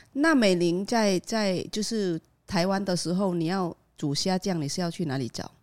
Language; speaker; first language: Chinese; non-native, fluent; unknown